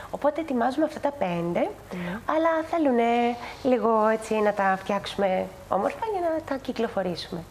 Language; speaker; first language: Greek; early bilingual, other home language; Spanish